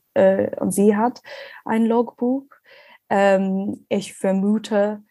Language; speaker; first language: German; non-native, learner; English